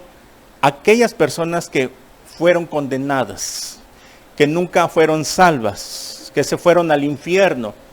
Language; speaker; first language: Spanish; native; Spanish